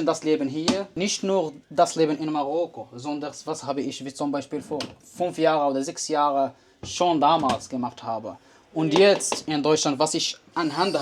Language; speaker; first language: German; non-native, learner; Arabic